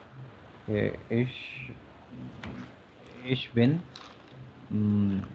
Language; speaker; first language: German; non-native, learner; Hindi